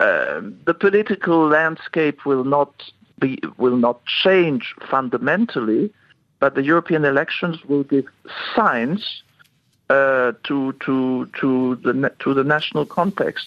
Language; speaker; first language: English; non-native, fluent; French